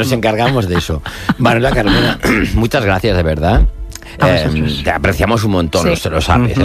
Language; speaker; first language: Spanish; native; Spanish